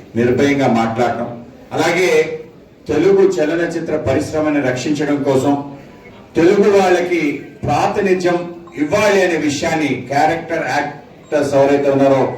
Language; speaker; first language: Telugu; native; Telugu